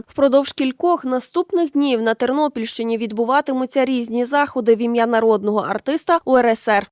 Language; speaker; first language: Ukrainian; native; Ukrainian